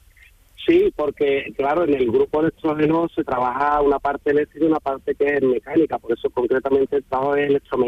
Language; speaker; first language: Spanish; native; Spanish